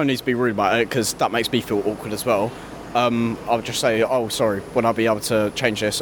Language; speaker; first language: English; native; English